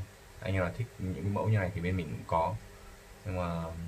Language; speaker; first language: Vietnamese; native; Vietnamese